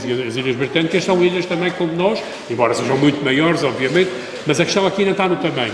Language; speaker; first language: Portuguese; native; Portuguese